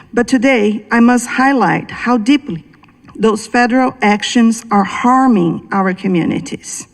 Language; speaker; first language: English; non-native, fluent; Portuguese